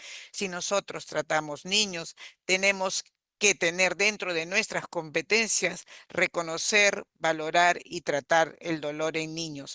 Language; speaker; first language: Spanish; native; Spanish